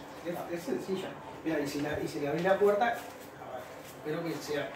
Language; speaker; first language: Spanish; native; Spanish